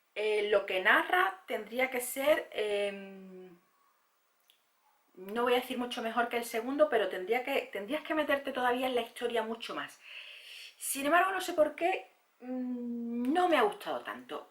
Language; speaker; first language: Spanish; native; Spanish